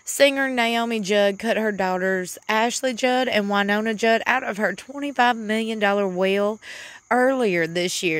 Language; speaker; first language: English; native; English